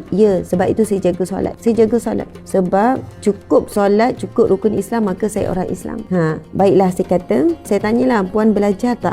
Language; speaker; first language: Malay; native; Malay